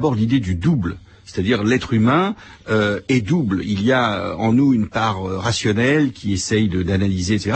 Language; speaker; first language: French; native; French